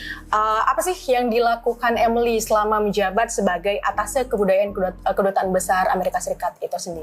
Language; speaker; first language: Indonesian; native; Indonesian